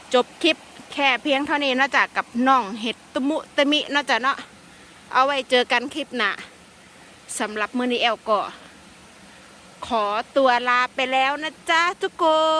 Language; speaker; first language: Thai; native; Thai